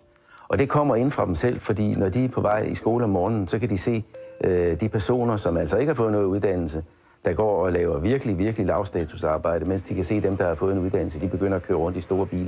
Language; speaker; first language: Danish; native; Danish